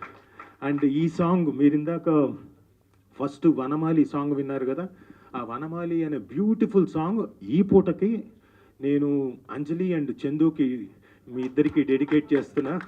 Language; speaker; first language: Telugu; native; Telugu